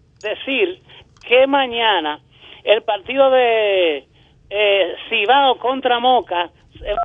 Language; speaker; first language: Spanish; native; Spanish